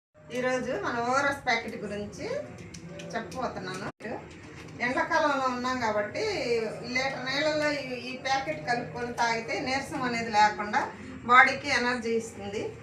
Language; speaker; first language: Telugu; native; Telugu